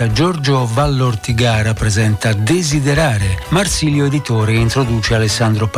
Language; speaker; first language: Italian; native; Italian